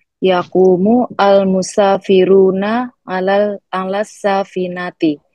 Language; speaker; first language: Arabic; non-native, learner; Indonesian